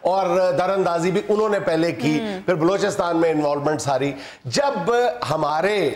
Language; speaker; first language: Urdu; non-native, local second language; Punjabi